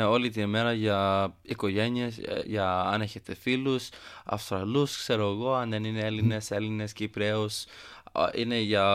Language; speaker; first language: Greek; early bilingual, heritage; Greek